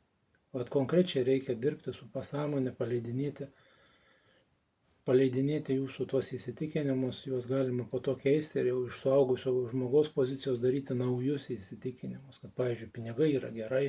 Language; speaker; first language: Lithuanian; native; Lithuanian